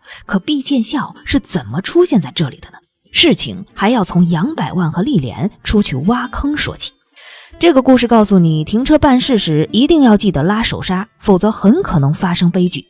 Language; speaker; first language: Chinese; native; Chinese